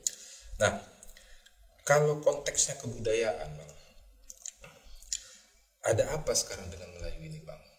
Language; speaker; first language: Indonesian; native; Indonesian